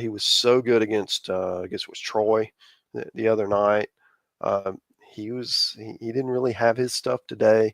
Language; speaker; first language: English; native; English